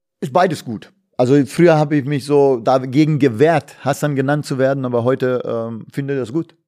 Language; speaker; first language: German; non-native, fluent; Bosnian